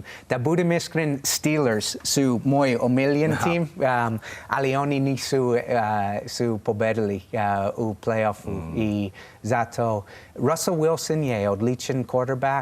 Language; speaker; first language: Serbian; non-native, learner; English